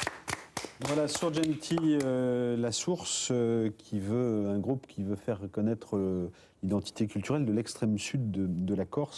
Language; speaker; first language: French; native; French